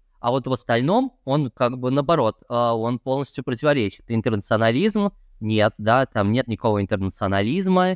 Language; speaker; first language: Russian; native; Russian